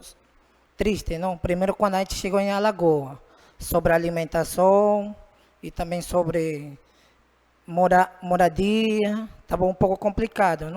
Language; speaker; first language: Portuguese; non-native, learner; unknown